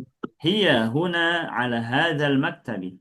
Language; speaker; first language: Arabic; non-native, fluent; Indonesian